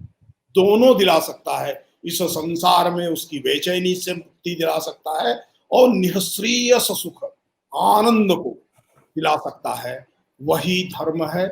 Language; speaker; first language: Hindi; native; Hindi